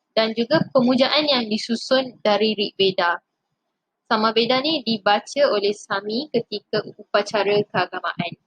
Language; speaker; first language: Malay; non-native, local second language; Tamil